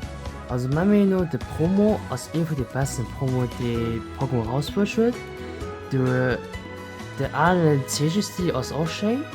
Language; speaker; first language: German; non-native, local second language; Luxembourgish